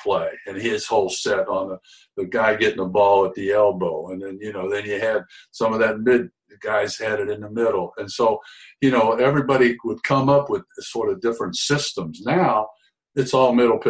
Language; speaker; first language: English; native; English